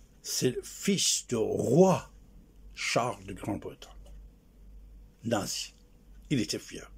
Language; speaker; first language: French; non-native, fluent; Persian